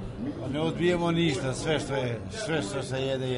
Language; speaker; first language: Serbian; non-native, local second language; Albanian